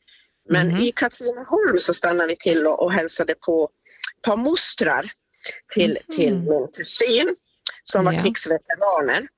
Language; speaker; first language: Swedish; native; Swedish